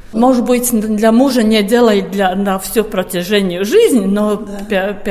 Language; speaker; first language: Russian; non-native, local second language; Latvian